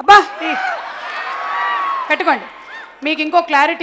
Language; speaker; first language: Telugu; native; Telugu